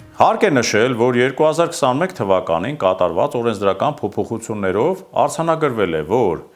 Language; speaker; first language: Armenian; native; Armenian